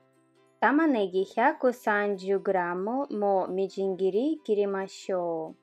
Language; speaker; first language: Japanese; non-native, learner; Russian